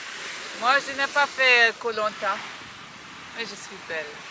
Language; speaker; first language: French; non-native, fluent; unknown